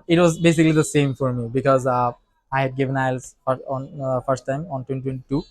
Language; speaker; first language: English; non-native, local second language; Bangla